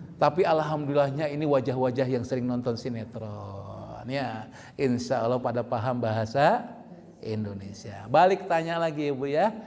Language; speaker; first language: Indonesian; native; Indonesian